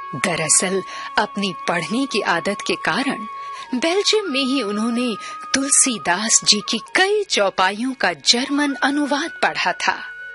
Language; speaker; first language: Hindi; native; Hindi